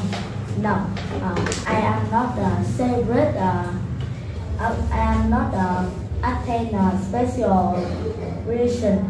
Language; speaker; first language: English; non-native, learner; Vietnamese